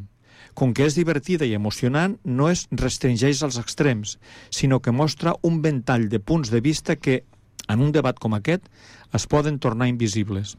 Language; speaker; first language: Catalan; native; Catalan